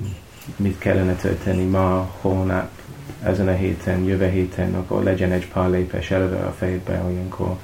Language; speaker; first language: Hungarian; non-native, learner; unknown